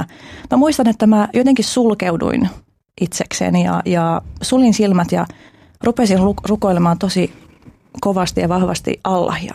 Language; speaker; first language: Finnish; early bilingual, other home language; Albanian